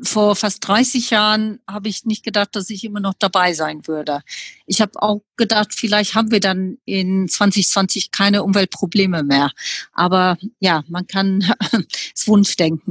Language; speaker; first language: German; non-native, fluent; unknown